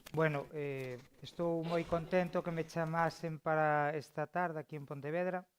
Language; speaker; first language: Galician; native; Galician